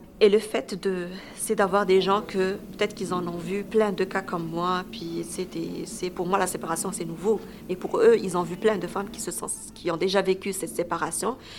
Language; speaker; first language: French; non-native, local second language; Arabic